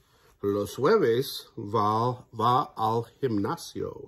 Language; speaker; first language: Spanish; non-native, learner; English